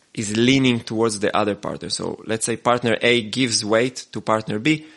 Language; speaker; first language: English; non-native, fluent; Hebrew